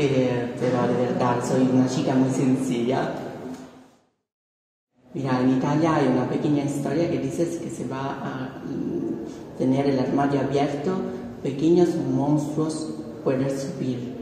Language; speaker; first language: Spanish; non-native, fluent; Italian